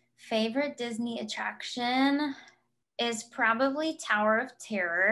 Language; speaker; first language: English; native; English